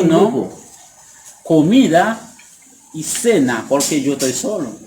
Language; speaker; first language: Spanish; non-native, learner; Haitian Creole